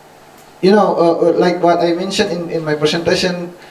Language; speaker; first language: English; non-native, fluent; Indonesian